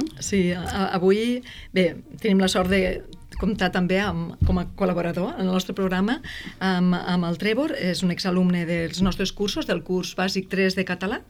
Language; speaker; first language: Catalan; native; Catalan